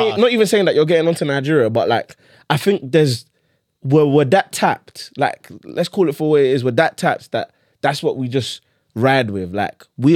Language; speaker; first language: English; native; English